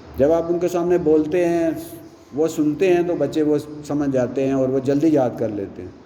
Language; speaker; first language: Urdu; native; Urdu